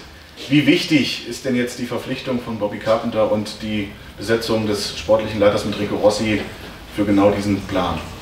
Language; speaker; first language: German; native; German